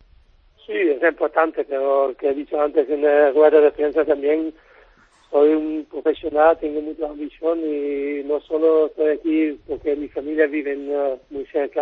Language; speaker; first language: Spanish; non-native, learner; Dutch